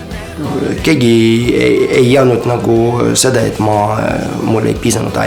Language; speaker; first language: Estonian; non-native, fluent; Ukrainian